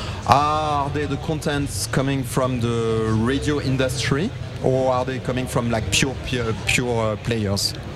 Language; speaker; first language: English; non-native, fluent; French